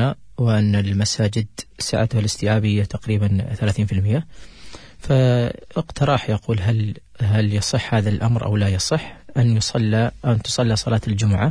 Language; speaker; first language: Arabic; native; Arabic